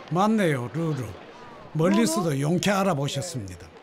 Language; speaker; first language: Korean; native; Korean